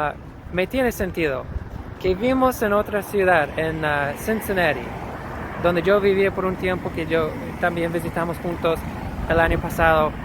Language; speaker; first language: Spanish; non-native, fluent; English